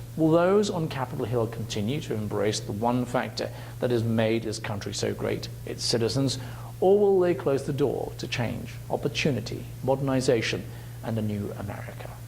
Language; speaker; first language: English; native; English